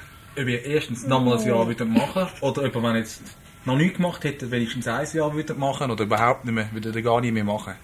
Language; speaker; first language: German; native; German